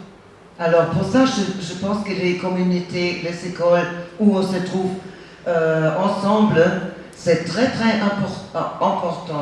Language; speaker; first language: French; non-native, fluent; German